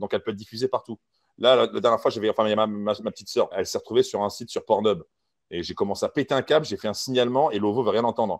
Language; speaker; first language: French; native; French